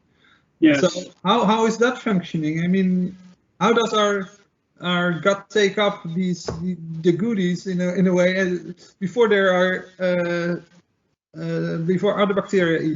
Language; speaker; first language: English; non-native, fluent; Dutch